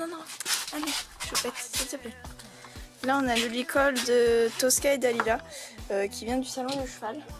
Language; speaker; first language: French; native; French